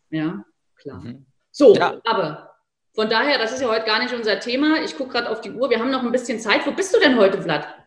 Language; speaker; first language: German; native; German